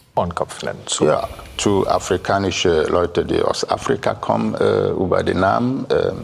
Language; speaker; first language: German; non-native, fluent; Igbo